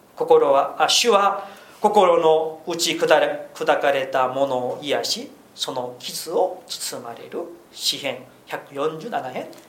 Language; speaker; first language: Japanese; non-native, fluent; Korean